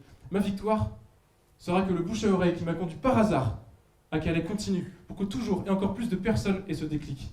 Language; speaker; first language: French; native; French